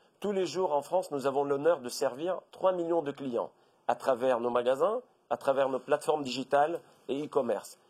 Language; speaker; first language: French; non-native, local second language; Arabic